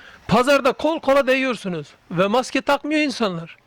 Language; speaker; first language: Turkish; native; Turkish